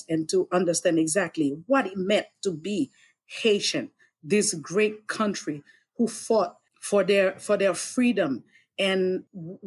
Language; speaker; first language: English; non-native, fluent; Haitian Creole